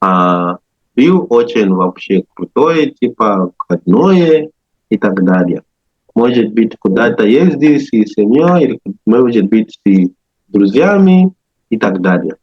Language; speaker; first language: Russian; non-native, learner; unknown